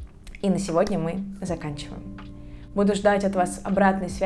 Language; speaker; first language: Russian; native; Russian